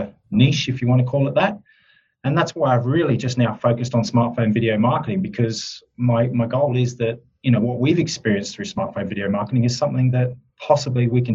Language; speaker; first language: English; native; English